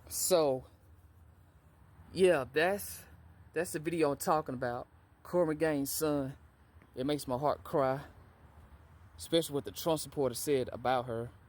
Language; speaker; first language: English; native; English